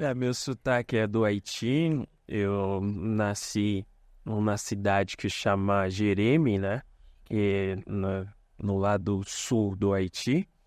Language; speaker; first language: Portuguese; non-native, fluent; Haitian Creole